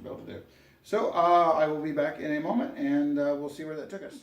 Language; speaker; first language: English; native; English